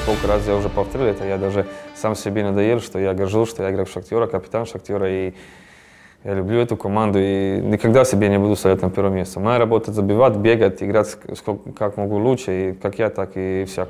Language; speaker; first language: Russian; non-native, fluent; Croatian